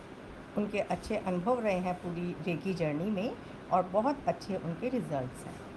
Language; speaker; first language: Hindi; native; Hindi